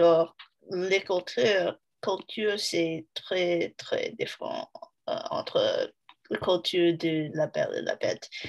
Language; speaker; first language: French; non-native, learner; English